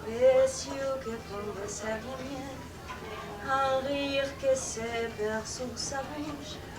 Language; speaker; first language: French; non-native, fluent; Spanish